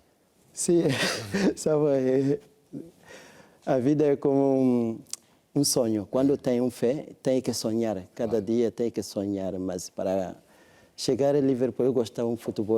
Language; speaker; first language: Portuguese; non-native, learner; French